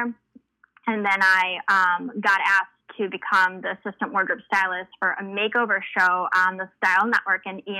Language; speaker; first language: English; early bilingual, other home language; Spanish